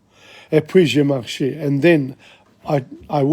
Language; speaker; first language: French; non-native, fluent; English